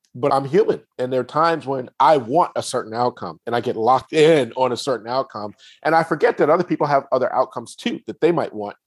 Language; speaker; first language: English; native; English